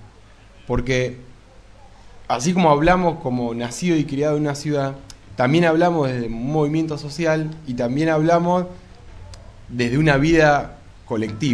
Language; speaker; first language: Spanish; native; Spanish